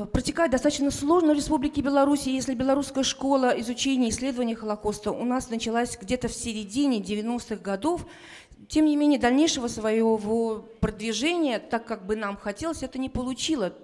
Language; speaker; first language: Russian; native; Russian